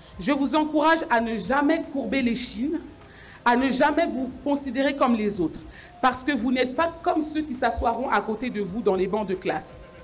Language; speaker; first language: French; early bilingual, other home language; Lingala